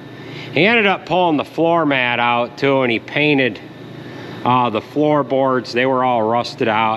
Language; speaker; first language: English; native; English